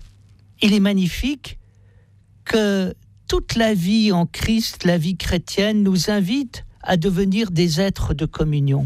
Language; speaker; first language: French; native; French